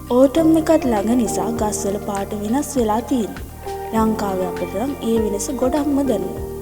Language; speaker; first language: Sinhala; native; Sinhala